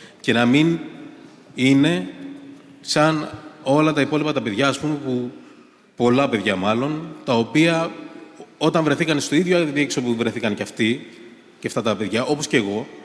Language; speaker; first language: Greek; early bilingual, other home language; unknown